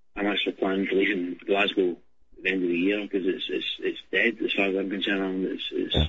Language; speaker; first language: English; native; English